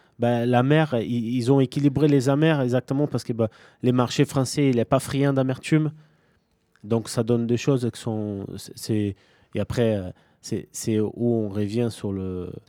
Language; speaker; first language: French; non-native, fluent; Portuguese